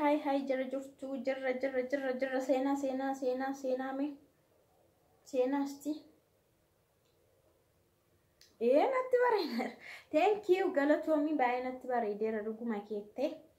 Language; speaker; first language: Arabic; non-native, learner; Oromo